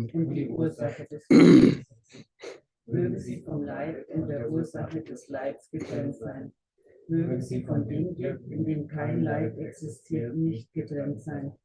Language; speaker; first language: German; native; German